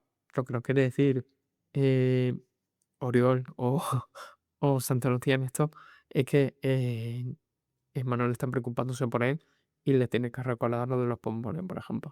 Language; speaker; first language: Spanish; native; Spanish